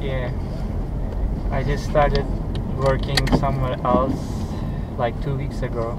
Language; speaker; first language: English; non-native, fluent; Turkish